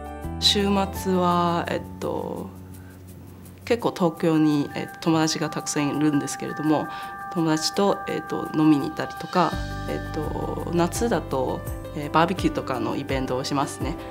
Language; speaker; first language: Japanese; non-native, fluent; Chinese